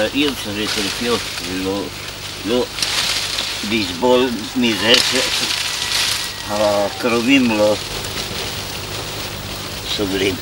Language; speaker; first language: Hebrew; non-native, fluent; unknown